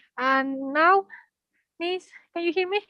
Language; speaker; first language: English; non-native, learner; Spanish